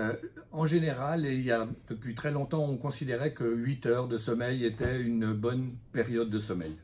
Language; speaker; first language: French; native; French